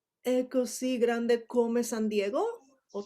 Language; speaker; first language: Italian; non-native, fluent; Spanish